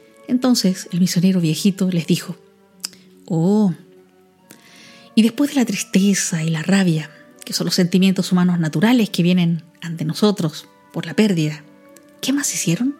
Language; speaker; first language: Spanish; native; Spanish